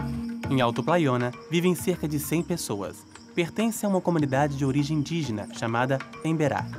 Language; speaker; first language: Portuguese; native; Portuguese